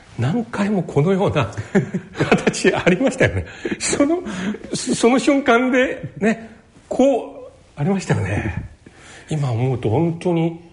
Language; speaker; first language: Japanese; non-native, fluent; Chinese